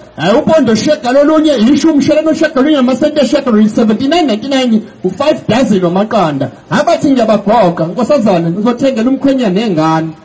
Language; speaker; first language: Zulu; non-native, local second language; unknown